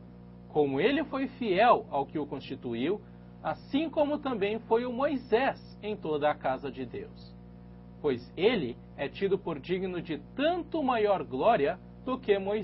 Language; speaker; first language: Portuguese; native; Portuguese